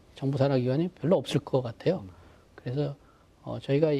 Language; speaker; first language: Korean; native; Korean